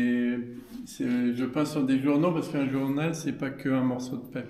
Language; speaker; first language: French; native; French